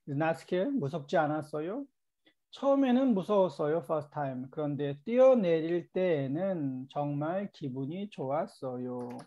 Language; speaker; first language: Korean; native; Korean